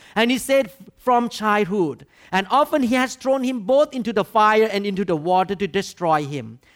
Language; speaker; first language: English; non-native, fluent; Thai